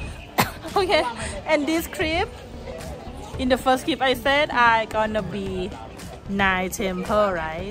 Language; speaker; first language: English; non-native, learner; Thai